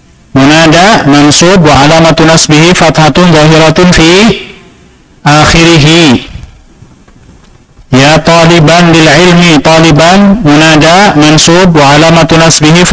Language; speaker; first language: Arabic; non-native, fluent; Indonesian